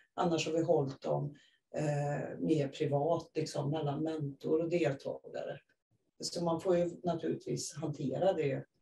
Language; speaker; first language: Swedish; native; Swedish